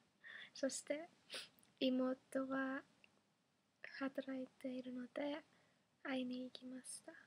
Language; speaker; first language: Japanese; non-native, learner; English